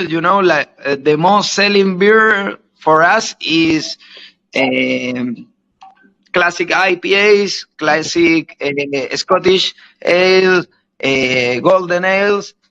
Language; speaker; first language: English; non-native, learner; Spanish